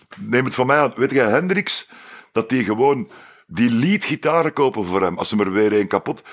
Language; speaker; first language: Dutch; native; Dutch